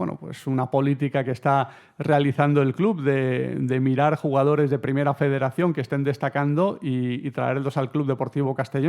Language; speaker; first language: Spanish; native; Spanish